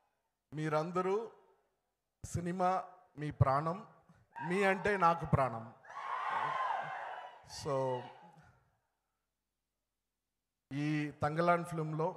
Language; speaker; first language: Telugu; non-native, learner; Tamil